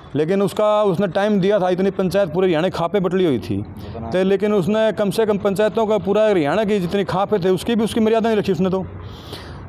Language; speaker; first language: Hindi; native; Hindi